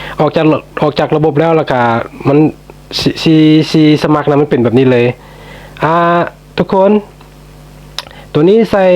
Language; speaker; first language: Thai; non-native, local second language; Lao